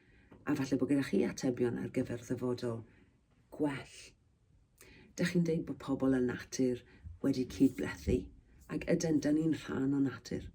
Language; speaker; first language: Welsh; native; Welsh